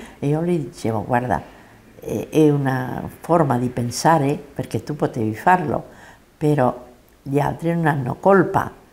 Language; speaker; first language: Italian; non-native, fluent; Catalan